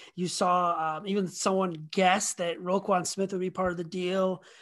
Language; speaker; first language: English; native; English